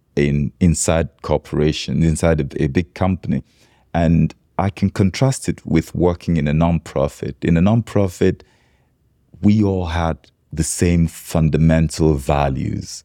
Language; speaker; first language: English; non-native, local second language; Igbo